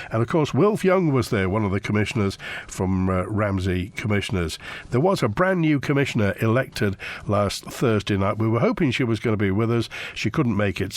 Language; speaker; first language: English; native; English